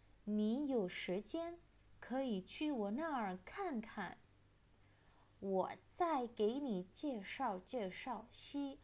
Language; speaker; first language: Chinese; non-native, fluent; Indonesian